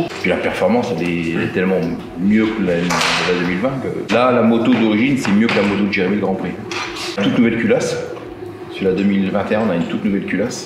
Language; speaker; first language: French; native; French